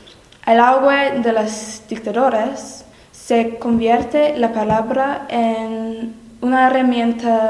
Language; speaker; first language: Spanish; non-native, learner; English